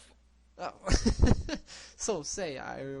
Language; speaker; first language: English; non-native, learner; Portuguese